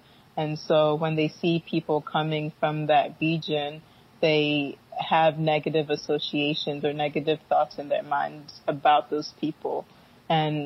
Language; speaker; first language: English; early bilingual, other home language; Akan